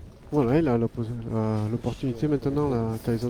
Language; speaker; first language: French; native; French